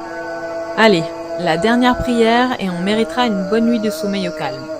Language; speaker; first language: French; native; French